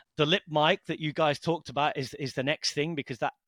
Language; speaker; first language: English; native; English